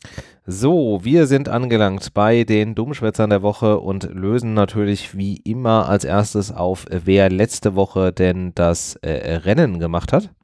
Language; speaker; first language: German; native; German